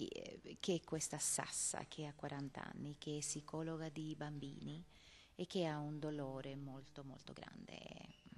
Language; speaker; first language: Italian; non-native, fluent; Swedish